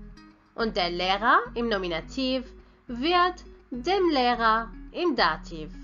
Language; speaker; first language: German; non-native, fluent; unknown